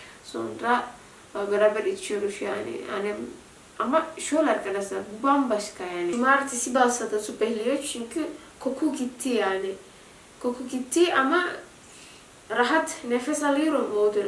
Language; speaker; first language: Turkish; non-native, learner; Indonesian